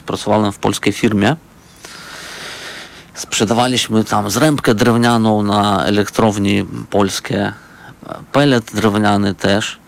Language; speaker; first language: Polish; non-native, fluent; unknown